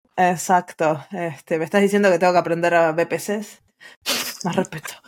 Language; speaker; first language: Spanish; native; Spanish